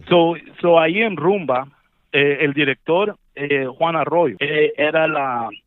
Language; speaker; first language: Spanish; early bilingual, heritage; Spanish